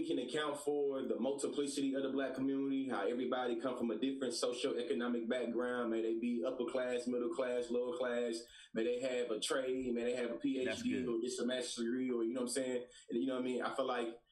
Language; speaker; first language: English; native; English